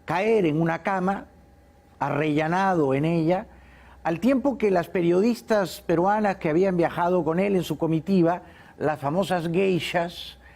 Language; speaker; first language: Spanish; native; Spanish